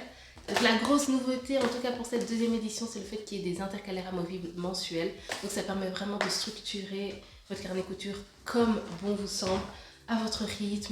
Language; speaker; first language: French; native; French